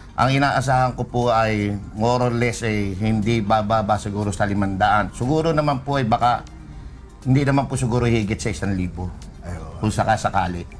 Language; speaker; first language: Filipino; native; Filipino